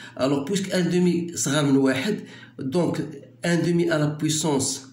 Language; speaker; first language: French; non-native, local second language; Arabic